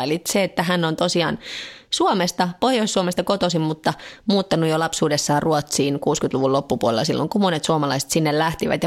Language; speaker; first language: Finnish; native; Finnish